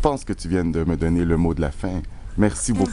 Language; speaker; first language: French; native; French